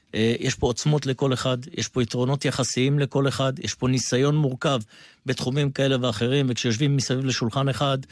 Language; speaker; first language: Hebrew; native; Hebrew